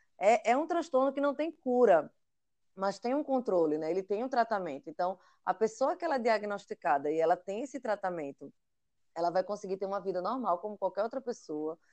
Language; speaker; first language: Portuguese; native; Portuguese